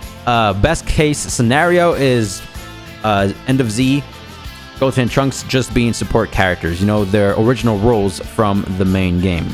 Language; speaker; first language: English; native; English